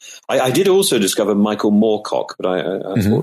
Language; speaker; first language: English; native; English